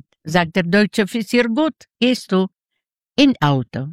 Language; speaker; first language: German; non-native, learner; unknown